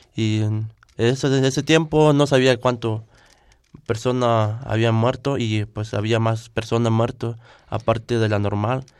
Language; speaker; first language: Spanish; non-native, local second language; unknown